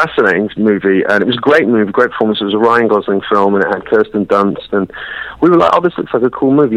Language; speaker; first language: English; native; English